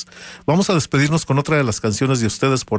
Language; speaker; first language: Spanish; native; Spanish